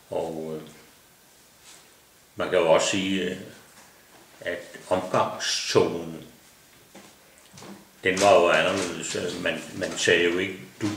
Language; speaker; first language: Danish; native; Danish